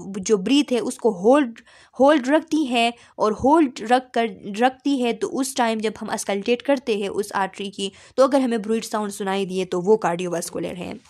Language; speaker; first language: Urdu; non-native, local second language; Pashto